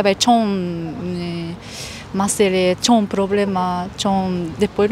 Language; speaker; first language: Kyrgyz; non-native, fluent; Japanese